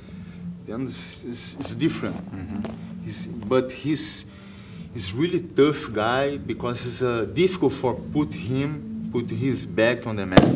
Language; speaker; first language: English; non-native, learner; Portuguese